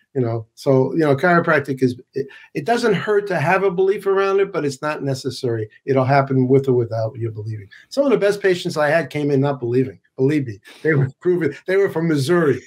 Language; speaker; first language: English; native; English